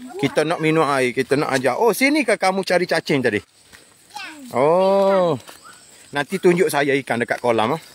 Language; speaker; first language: Malay; native; Malay